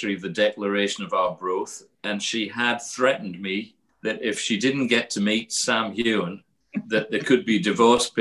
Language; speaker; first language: English; native; English